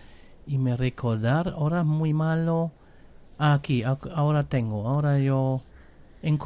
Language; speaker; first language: Spanish; non-native, fluent; German